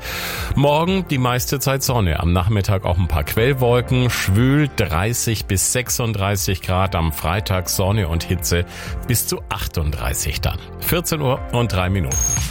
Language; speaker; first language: German; native; German